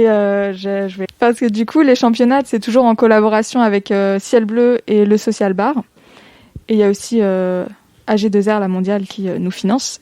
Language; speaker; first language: French; native; French